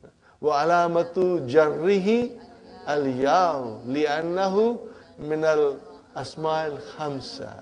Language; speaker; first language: Arabic; non-native, fluent; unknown